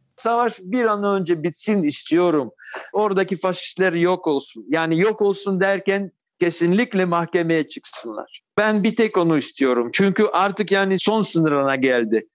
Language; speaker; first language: Turkish; non-native, fluent; Russian